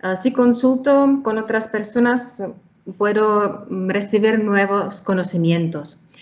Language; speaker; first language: Spanish; non-native, fluent; Czech